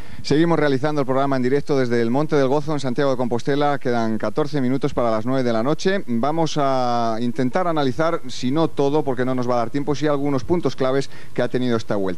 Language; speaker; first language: Spanish; native; Spanish